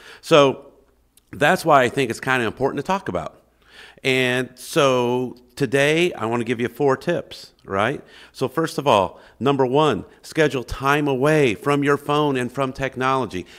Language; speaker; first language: English; native; English